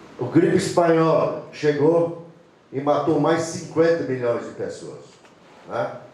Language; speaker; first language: Portuguese; non-native, fluent; English